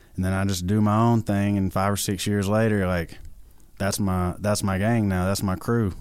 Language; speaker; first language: English; native; English